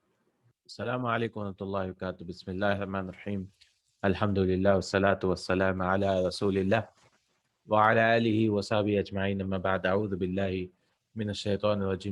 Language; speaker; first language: Arabic; non-native, fluent; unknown